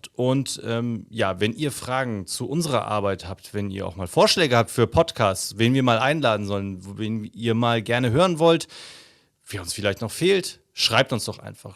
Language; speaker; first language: German; native; German